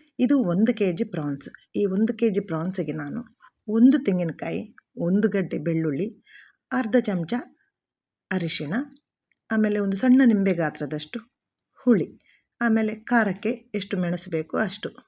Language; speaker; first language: Kannada; non-native, local second language; Konkani